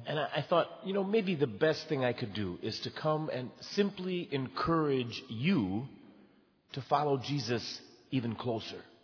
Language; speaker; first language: English; native; English